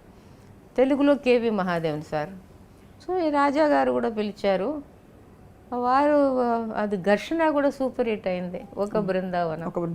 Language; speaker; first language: Telugu; non-native, local second language; Tamil